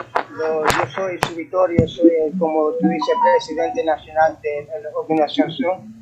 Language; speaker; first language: Spanish; early bilingual, heritage; English